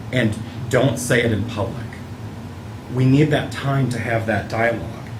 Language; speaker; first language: English; early bilingual, other home language; Italian